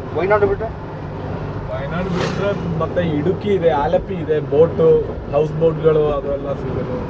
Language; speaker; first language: Kannada; non-native, fluent; Malayalam